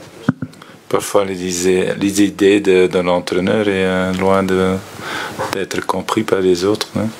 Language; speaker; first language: French; non-native, fluent; Dutch